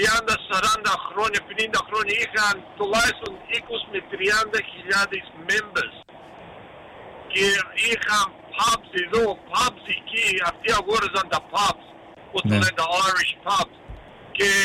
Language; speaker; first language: Greek; early bilingual, heritage; Greek